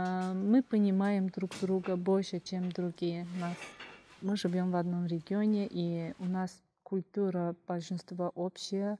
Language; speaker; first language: Russian; non-native, fluent; Azerbaijani